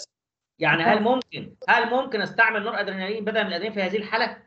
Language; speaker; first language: Arabic; native; Arabic